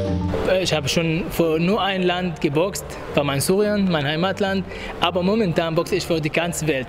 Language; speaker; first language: German; non-native, learner; Arabic